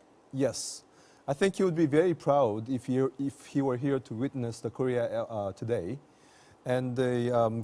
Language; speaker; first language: English; non-native, fluent; Korean